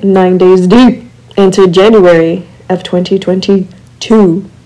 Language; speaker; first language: English; early bilingual, other home language; Spanish